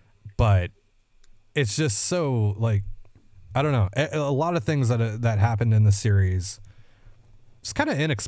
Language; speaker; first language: English; native; English